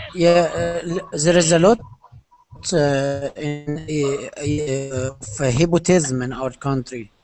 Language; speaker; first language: English; non-native, fluent; French